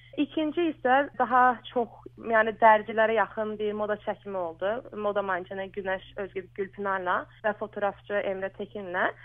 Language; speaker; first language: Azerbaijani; early bilingual, heritage; Azerbaijani